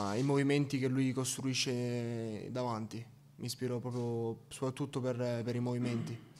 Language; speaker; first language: Italian; native; Italian